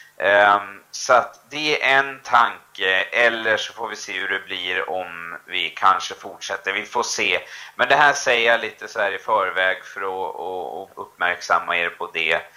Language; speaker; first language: Swedish; native; Swedish